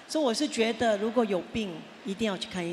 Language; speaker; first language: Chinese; native; Chinese